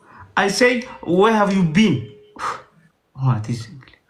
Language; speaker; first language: English; non-native, learner; Oromo